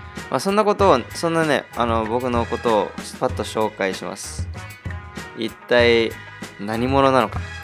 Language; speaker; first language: Japanese; early bilingual, heritage; Japanese